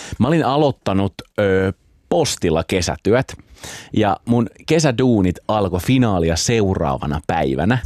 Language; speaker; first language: Finnish; native; Finnish